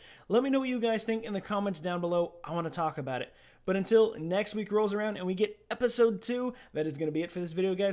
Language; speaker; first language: English; native; English